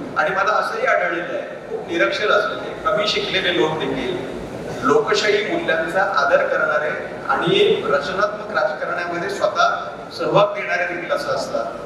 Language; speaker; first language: Marathi; native; Marathi